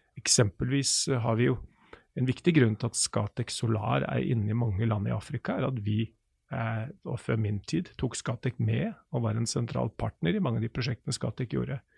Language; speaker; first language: Norwegian; native; Norwegian